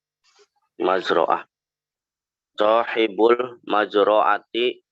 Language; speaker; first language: Arabic; non-native, learner; Indonesian